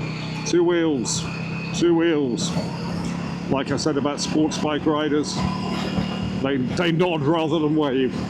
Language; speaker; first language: English; native; English